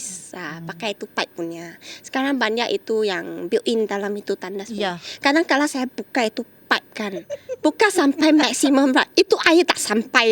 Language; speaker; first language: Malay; non-native, local second language; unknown